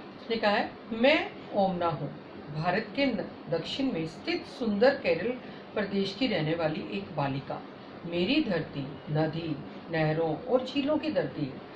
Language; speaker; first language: Hindi; native; Hindi